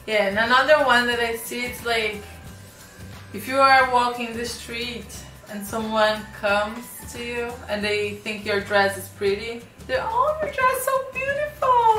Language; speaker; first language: English; non-native, fluent; Portuguese